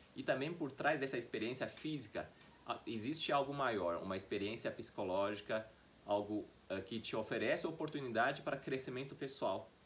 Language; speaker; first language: Portuguese; non-native, fluent; Chinese